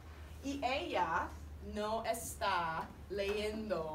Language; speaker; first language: Spanish; non-native, fluent; English